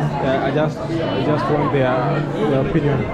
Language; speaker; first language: English; non-native, local second language; Swahili